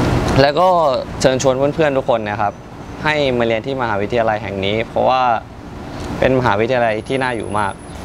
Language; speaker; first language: Thai; native; Thai